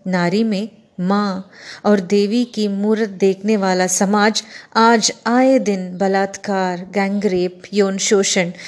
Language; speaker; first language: Hindi; non-native, local second language; Kannada